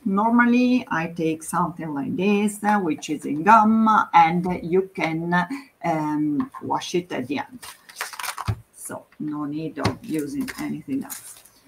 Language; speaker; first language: English; non-native, fluent; Italian